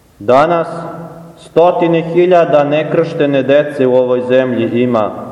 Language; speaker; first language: Serbian; native; Serbian